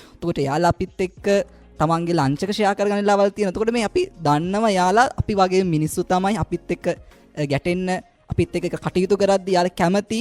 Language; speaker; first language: Sinhala; native; Sinhala